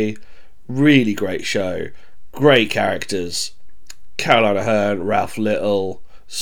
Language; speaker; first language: English; native; English